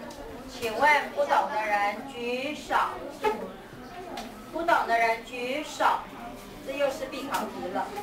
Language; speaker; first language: Chinese; native; Chinese